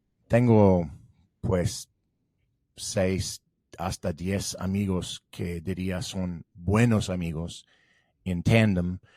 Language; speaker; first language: Spanish; non-native, fluent; English